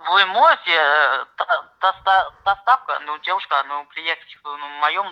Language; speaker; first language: Russian; non-native, learner; Chinese